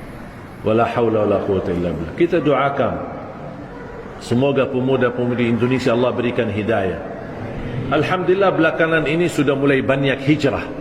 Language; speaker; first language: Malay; non-native, fluent; Arabic